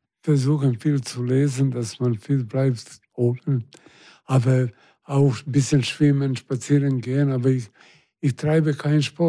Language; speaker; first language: German; non-native, fluent; Serbian